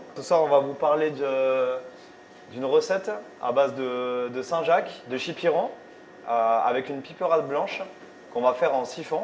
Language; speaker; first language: French; native; French